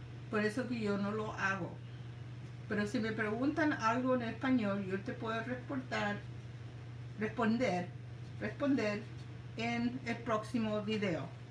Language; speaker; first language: Spanish; early bilingual, heritage; Spanish